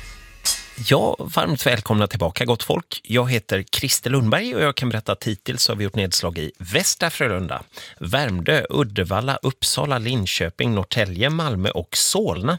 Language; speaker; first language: Swedish; native; Swedish